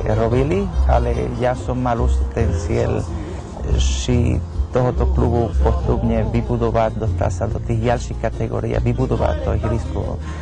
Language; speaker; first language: Slovak; non-native, fluent; Spanish